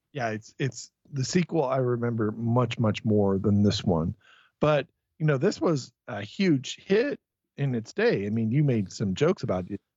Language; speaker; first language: English; native; English